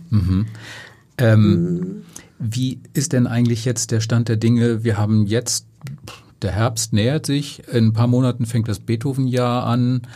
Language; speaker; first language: German; native; German